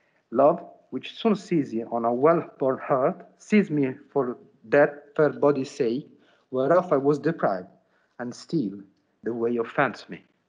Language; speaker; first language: English; non-native, fluent; Italian